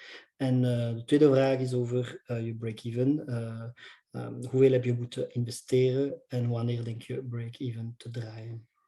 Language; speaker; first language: Dutch; non-native, local second language; French